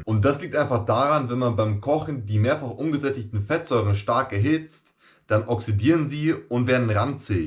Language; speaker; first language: German; native; German